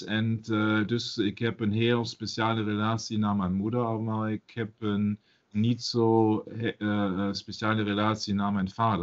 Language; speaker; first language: Dutch; non-native, learner; German